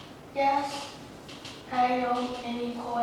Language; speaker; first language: English; non-native, learner; Vietnamese